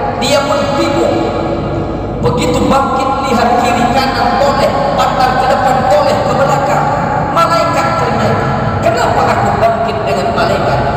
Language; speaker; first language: Malay; non-native, local second language; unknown